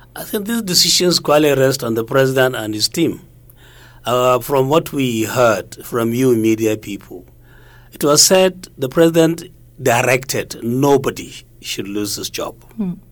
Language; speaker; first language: English; non-native, local second language; Hausa